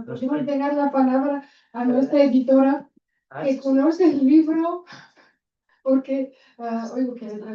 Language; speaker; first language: Spanish; non-native, fluent; Bulgarian